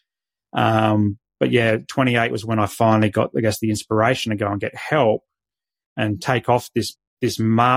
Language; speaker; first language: English; native; English